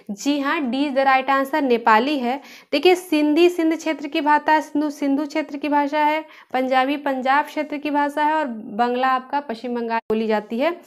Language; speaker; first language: Hindi; native; Hindi